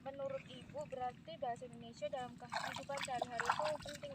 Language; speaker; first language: Indonesian; native; Indonesian